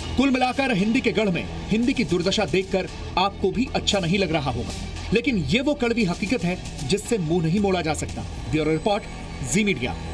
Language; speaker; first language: Hindi; native; Hindi